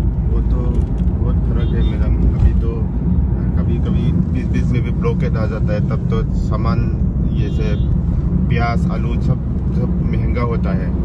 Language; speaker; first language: Hindi; non-native, local second language; Manipuri